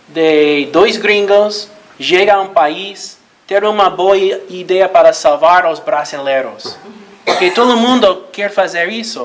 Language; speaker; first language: Portuguese; non-native, learner; Spanish